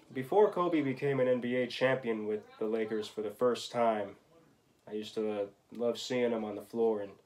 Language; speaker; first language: English; native; English